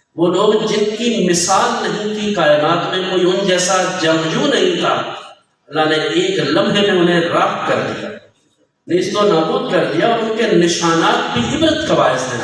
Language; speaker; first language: Urdu; non-native, local second language; Punjabi